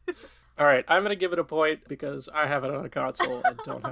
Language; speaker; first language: English; native; English